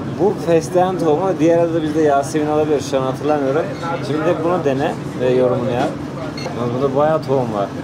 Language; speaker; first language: Turkish; native; Turkish